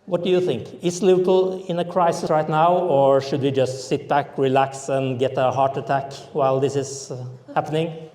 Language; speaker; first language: English; non-native, fluent; Norwegian